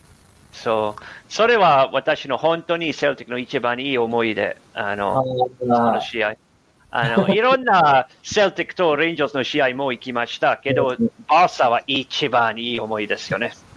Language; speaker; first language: Japanese; non-native, learner; English